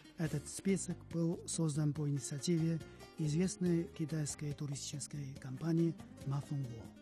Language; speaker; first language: Russian; non-native, fluent; Chinese